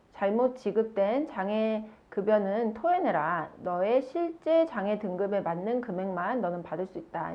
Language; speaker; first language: Korean; native; Korean